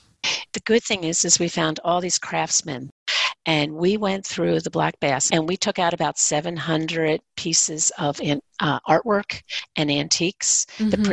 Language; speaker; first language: English; native; English